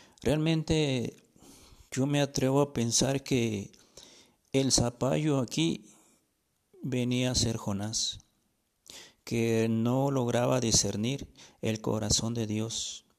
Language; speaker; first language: Spanish; native; Spanish